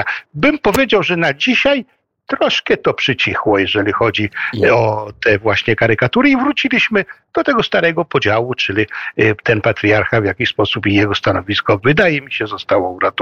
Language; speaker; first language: Polish; native; Polish